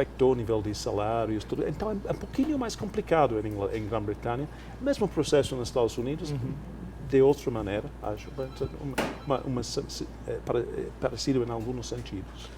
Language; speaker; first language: Portuguese; non-native, fluent; English